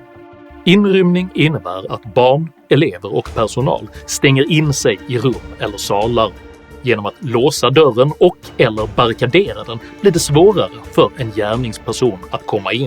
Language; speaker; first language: Swedish; native; Swedish